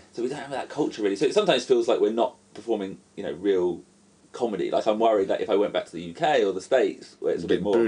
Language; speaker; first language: English; native; English